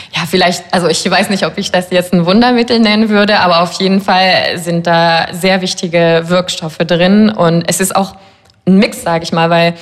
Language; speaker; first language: German; non-native, fluent; French